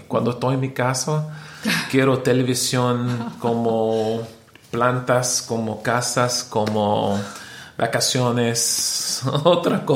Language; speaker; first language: Spanish; non-native, learner; English